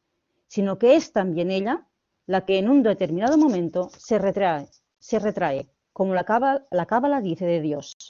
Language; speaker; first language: Spanish; native; Spanish